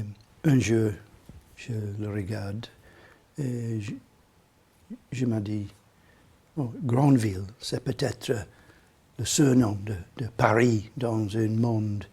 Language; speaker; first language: French; non-native, learner; English